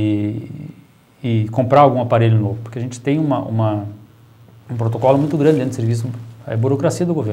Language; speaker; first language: Portuguese; native; Portuguese